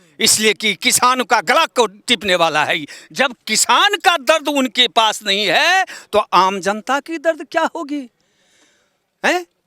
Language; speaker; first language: Hindi; native; Hindi